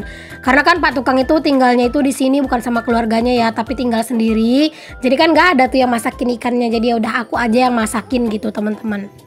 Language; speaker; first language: Indonesian; native; Indonesian